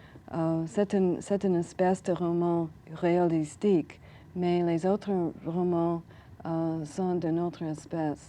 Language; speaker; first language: French; non-native, learner; English